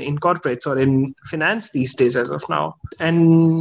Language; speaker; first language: English; non-native, local second language; Hindi